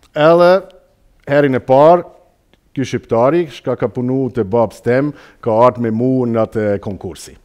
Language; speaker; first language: Albanian; non-native, learner; German